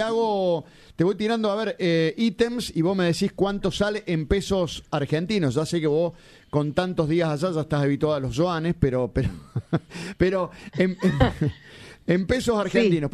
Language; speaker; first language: Spanish; native; Spanish